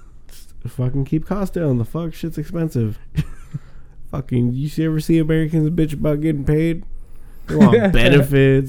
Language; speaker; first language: English; early bilingual, other home language; Spanish